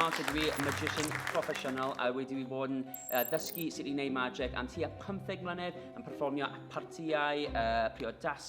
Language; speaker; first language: Welsh; native; Welsh